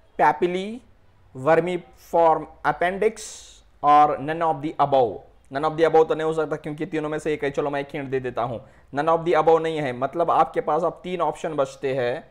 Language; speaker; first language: Hindi; non-native, local second language; Marathi